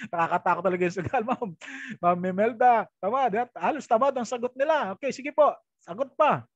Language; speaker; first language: Filipino; native; Filipino